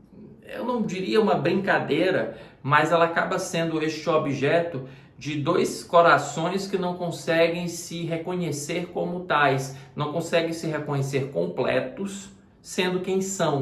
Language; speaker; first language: Portuguese; native; Portuguese